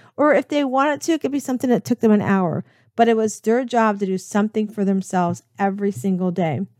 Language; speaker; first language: English; native; English